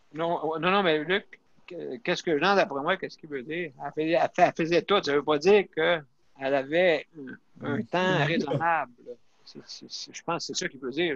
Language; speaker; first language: French; native; French